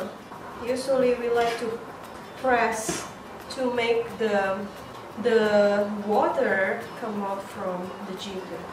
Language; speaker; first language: English; non-native, learner; Indonesian